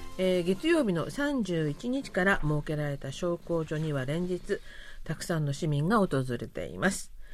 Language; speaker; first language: Japanese; non-native, fluent; Korean